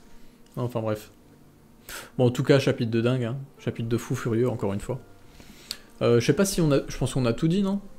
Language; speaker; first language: French; native; French